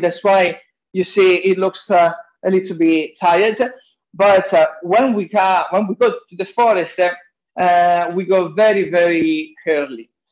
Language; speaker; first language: English; non-native, fluent; Italian